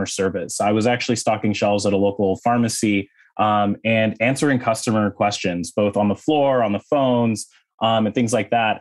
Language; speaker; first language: English; native; English